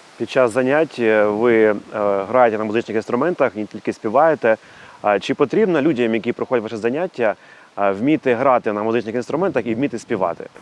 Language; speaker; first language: Ukrainian; native; Ukrainian